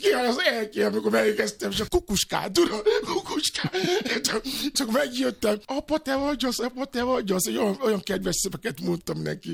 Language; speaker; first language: Hungarian; non-native, learner; Albanian